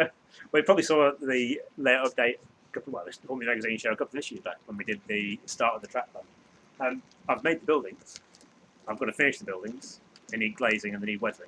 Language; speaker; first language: English; native; English